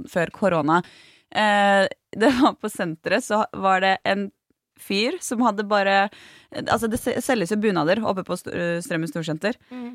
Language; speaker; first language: Norwegian; native; Norwegian